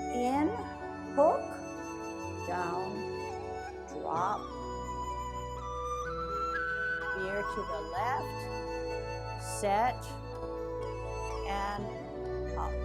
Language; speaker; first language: English; native; English